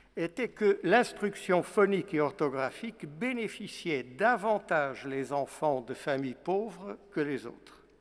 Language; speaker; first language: French; non-native, fluent; Portuguese